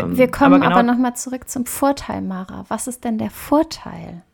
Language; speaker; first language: German; native; German